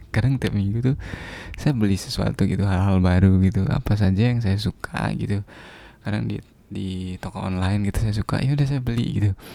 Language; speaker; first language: Indonesian; non-native, local second language; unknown